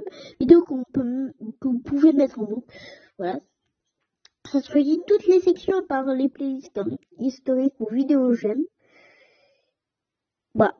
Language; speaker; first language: French; native; French